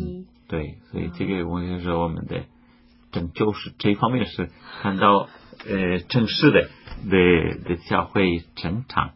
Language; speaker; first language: Chinese; non-native, fluent; Spanish